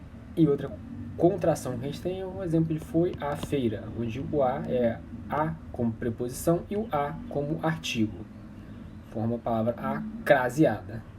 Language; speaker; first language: Portuguese; native; Portuguese